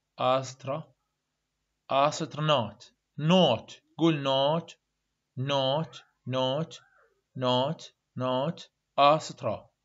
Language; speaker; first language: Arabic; native; Arabic